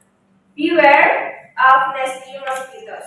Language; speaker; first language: English; non-native, learner; Indonesian